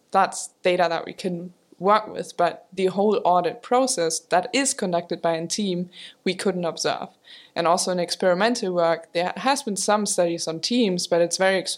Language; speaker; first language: English; non-native, fluent; German